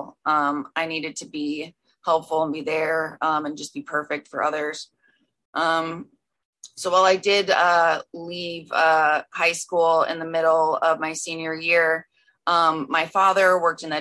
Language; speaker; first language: English; native; English